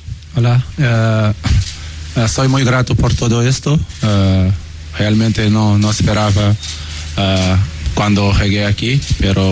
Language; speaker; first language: Spanish; non-native, fluent; Portuguese